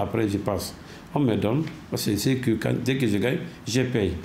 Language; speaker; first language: French; non-native, learner; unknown